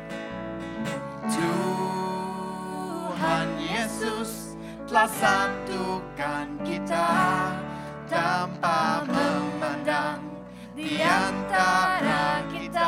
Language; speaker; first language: English; non-native, local second language; Malay